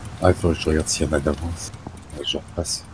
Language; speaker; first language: French; native; French